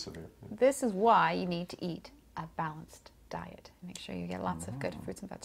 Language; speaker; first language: English; native; English